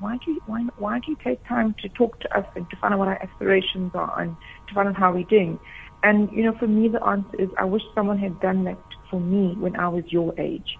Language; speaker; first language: English; native; English